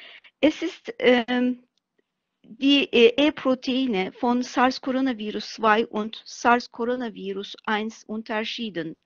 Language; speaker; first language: German; non-native, fluent; Turkish